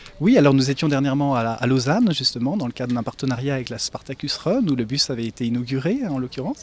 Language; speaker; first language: French; native; French